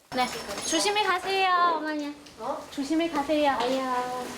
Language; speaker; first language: Korean; non-native, learner; Chinese